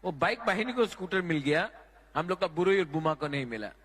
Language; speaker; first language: Hindi; non-native, local second language; Kok Borok